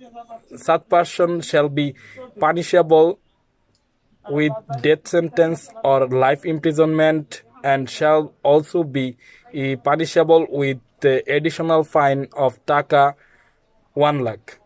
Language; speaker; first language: English; non-native, learner; Bangla